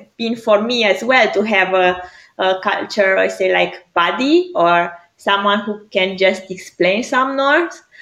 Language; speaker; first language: English; non-native, fluent; Greek